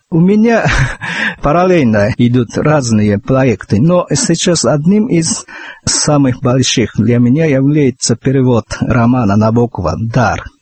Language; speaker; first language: Russian; non-native, fluent; Japanese